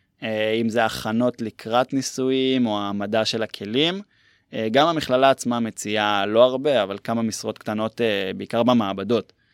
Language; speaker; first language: Hebrew; native; Hebrew